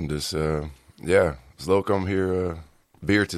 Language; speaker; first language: Dutch; non-native, learner; English